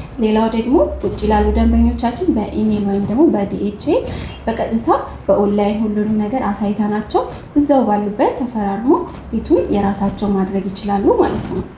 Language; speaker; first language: Amharic; native; Amharic